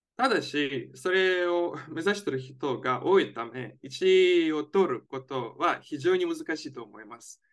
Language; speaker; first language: Japanese; non-native, fluent; Latvian